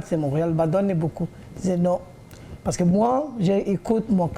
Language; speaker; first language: French; non-native, learner; Bangla